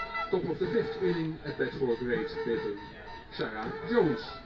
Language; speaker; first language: English; non-native, fluent; Dutch